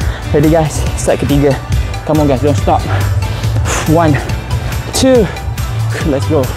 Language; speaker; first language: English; non-native, local second language; Malay